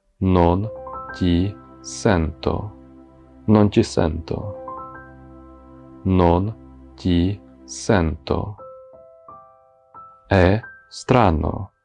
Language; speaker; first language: Italian; non-native, fluent; Ukrainian